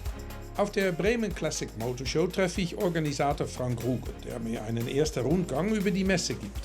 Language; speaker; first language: German; native; German